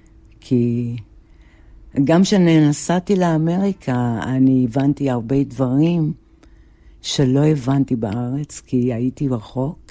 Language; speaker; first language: Hebrew; non-native, fluent; English